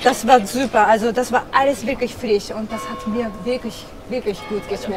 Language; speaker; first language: German; non-native, fluent; Japanese